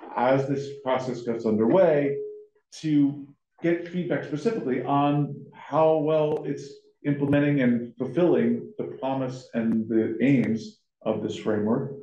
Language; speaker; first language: English; native; English